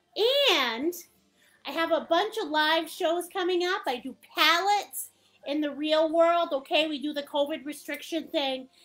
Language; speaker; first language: English; native; English